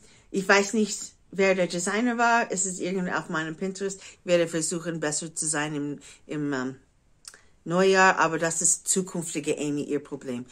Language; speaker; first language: German; non-native, fluent; English